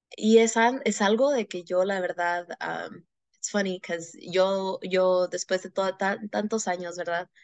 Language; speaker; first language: Spanish; early bilingual, heritage; Spanish